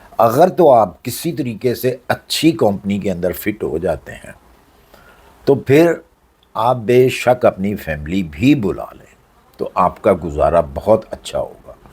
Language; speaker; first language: Urdu; non-native, local second language; Punjabi